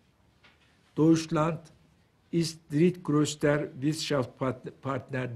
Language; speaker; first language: German; non-native, fluent; Turkish